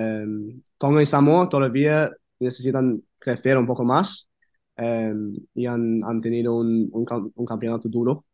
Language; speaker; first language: Spanish; non-native, fluent; English